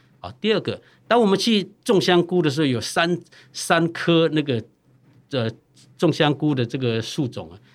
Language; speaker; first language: Chinese; non-native, local second language; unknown